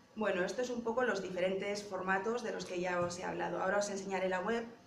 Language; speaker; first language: Spanish; native; Spanish